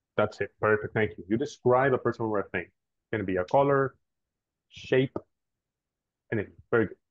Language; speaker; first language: English; non-native, fluent; Spanish